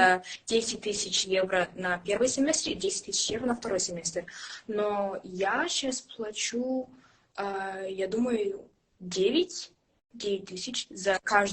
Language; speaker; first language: Russian; early bilingual, heritage; English